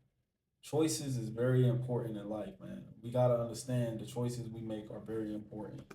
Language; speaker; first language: English; native; English